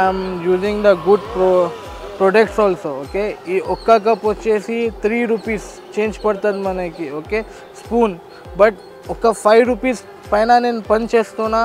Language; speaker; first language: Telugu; non-native, local second language; Urdu